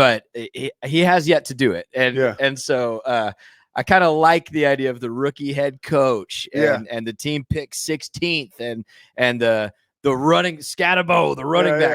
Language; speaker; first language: English; native; English